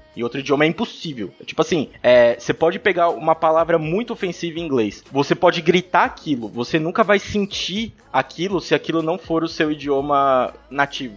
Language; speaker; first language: Portuguese; native; Portuguese